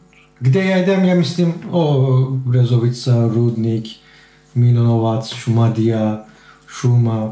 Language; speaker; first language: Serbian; non-native, learner; Turkish